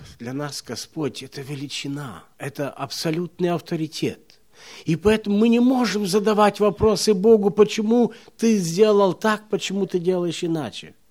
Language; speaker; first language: Russian; non-native, local second language; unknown